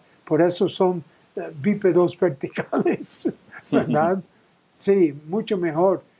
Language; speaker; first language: Spanish; non-native, fluent; English